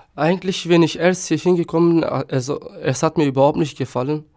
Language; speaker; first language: German; non-native, fluent; Turkish